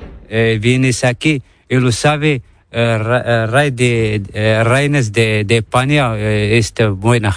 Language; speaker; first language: Spanish; non-native, learner; Arabic